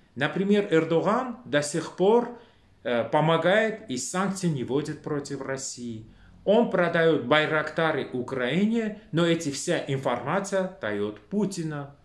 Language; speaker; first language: Russian; non-native, local second language; Armenian